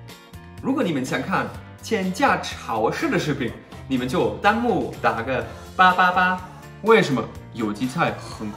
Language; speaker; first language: Chinese; non-native, fluent; German